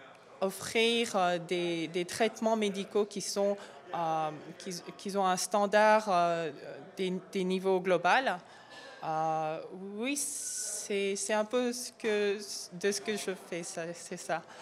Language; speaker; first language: French; non-native, fluent; Korean